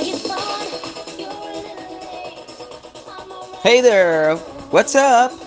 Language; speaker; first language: English; non-native, fluent; Portuguese